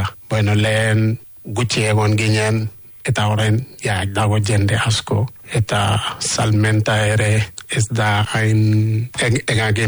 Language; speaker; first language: Basque; non-native, learner; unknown